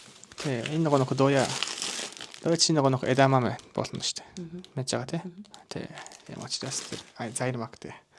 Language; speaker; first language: Mongolian; non-native, learner; Japanese